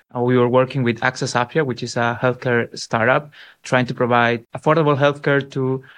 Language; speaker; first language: English; non-native, fluent; Spanish